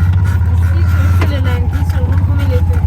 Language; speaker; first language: French; non-native, local second language; Malagasy